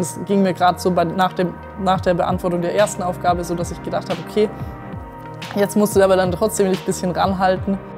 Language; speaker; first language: German; native; German